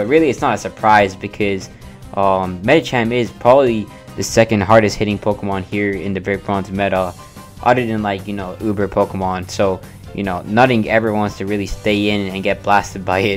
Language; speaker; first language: English; native; English